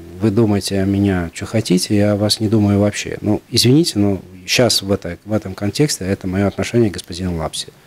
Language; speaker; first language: Russian; non-native, local second language; Latvian